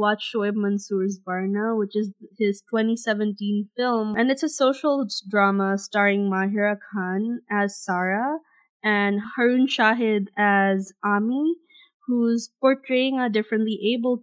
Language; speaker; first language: English; non-native, local second language; Bangla